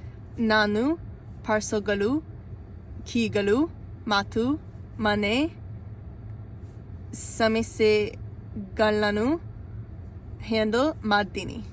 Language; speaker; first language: Kannada; non-native, learner; English